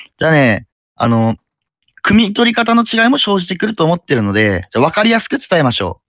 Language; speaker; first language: Japanese; native; Japanese